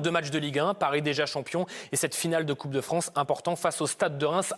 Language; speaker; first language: French; native; French